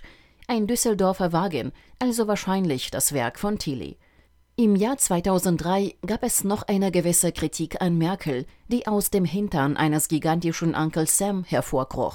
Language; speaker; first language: German; native; German